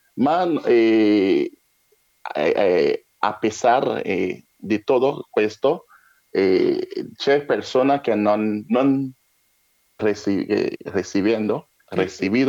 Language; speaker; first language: Spanish; non-native, learner; Haitian Creole